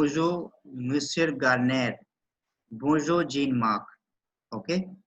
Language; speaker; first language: French; non-native, learner; Hindi